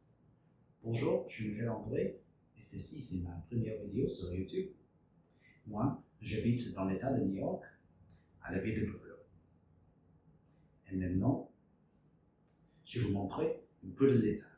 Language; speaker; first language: French; non-native, learner; English